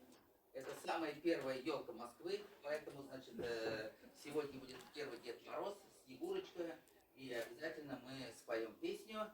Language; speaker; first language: Russian; native; Russian